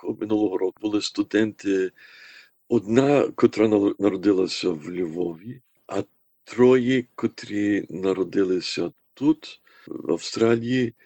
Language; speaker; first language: Ukrainian; early bilingual, heritage; Ukrainian